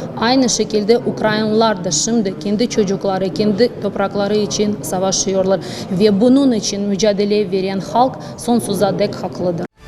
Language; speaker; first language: Turkish; non-native, fluent; Ukrainian